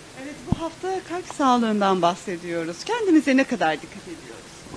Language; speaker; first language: Turkish; native; Turkish